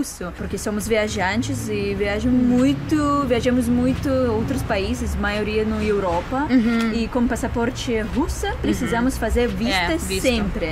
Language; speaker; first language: Portuguese; non-native, learner; Russian